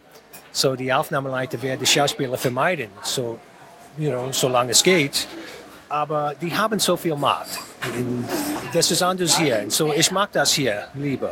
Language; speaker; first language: German; non-native, fluent; English